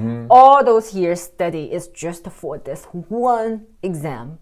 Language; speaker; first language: English; non-native, fluent; Chinese